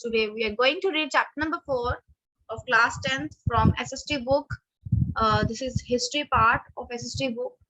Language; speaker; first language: English; non-native, local second language; Punjabi